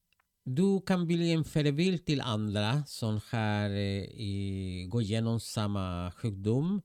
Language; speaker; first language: Swedish; non-native, fluent; Spanish